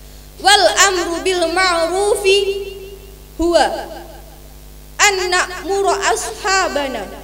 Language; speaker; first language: Arabic; non-native, learner; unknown